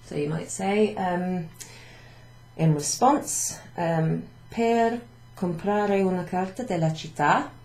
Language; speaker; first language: Italian; non-native, fluent; English